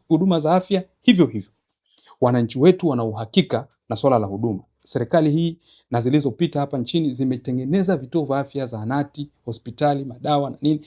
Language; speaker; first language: Swahili; native; Swahili